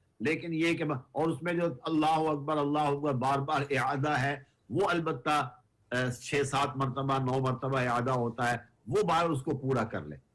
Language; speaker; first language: Urdu; native; Urdu